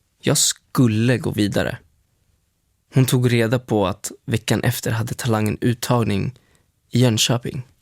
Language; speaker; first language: Swedish; early bilingual, other home language; Spanish